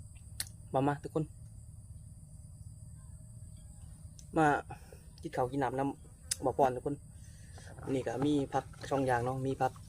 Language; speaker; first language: Thai; non-native, local second language; Northeastern Thai